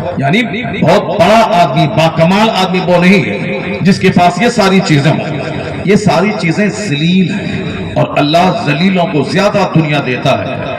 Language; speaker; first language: Urdu; native; Urdu